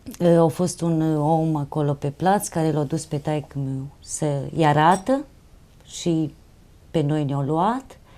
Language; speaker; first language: Romanian; non-native, local second language; Romany